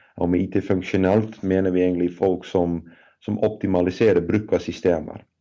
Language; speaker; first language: Norwegian; non-native, fluent; Dutch